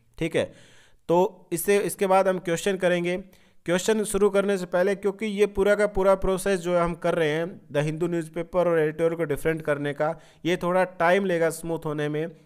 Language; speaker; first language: Hindi; native; Hindi